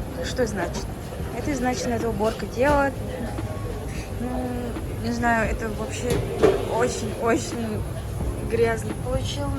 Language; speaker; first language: Russian; non-native, learner; Mongolian